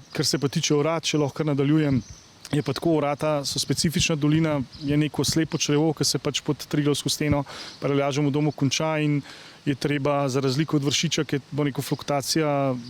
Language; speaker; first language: Slovenian; native; Slovenian